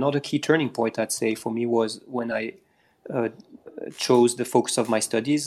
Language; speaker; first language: English; non-native, fluent; French